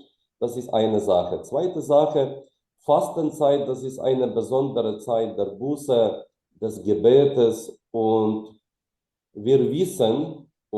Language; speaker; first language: German; non-native, fluent; Ukrainian